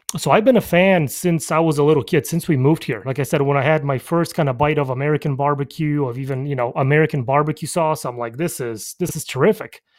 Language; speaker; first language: English; early bilingual, other home language; Polish